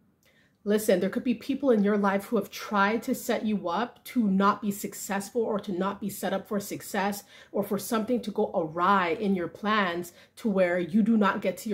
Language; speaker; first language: English; native; English